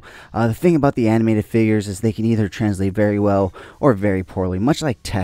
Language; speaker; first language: English; native; English